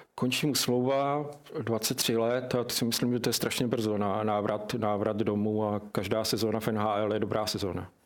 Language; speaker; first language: Czech; native; Czech